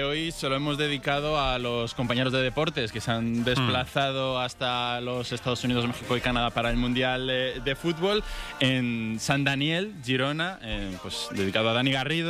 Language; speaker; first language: Spanish; native; Spanish